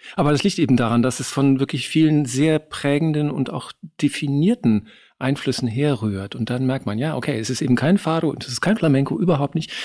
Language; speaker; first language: German; native; German